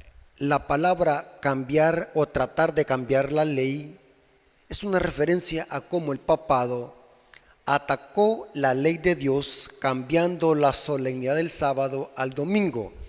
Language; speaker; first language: Spanish; native; Spanish